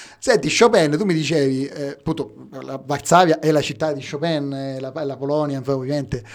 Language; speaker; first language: Italian; native; Italian